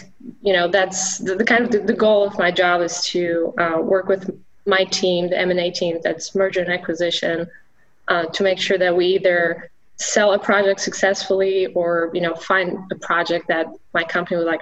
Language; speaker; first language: English; non-native, fluent; Polish